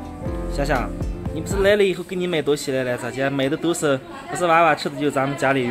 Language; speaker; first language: Chinese; native; Chinese